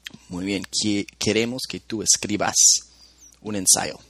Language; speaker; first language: Spanish; non-native, fluent; English